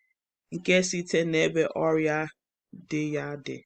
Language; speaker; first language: Igbo; non-native, learner; English